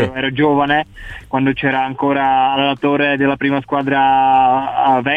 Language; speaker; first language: Italian; non-native, learner; Czech